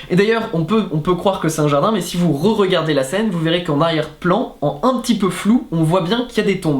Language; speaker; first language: French; native; French